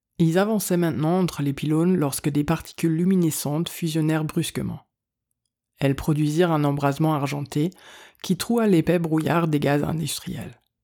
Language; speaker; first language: French; native; French